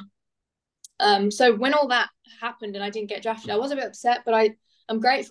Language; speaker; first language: English; native; English